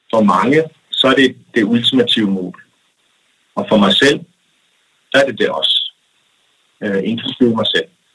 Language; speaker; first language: Danish; non-native, local second language; Kalaallisut